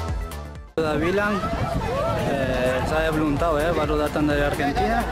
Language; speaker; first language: Indonesian; non-native, learner; Spanish